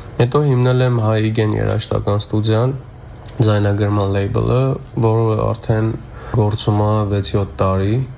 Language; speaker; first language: Armenian; native; Armenian